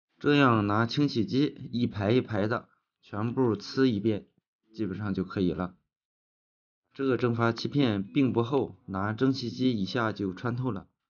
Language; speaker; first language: Chinese; native; Chinese